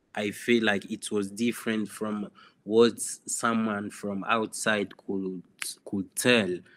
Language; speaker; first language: English; non-native, fluent; Swahili